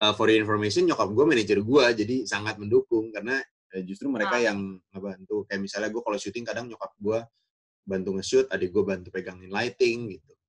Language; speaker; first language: Indonesian; native; Indonesian